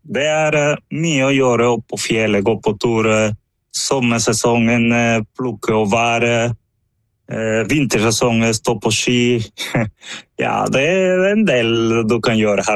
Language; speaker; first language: Norwegian; non-native, fluent; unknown